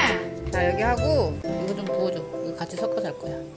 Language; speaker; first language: Korean; native; Korean